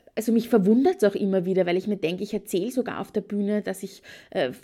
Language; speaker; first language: German; native; German